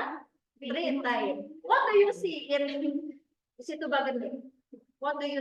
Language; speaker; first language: English; non-native, learner; Indonesian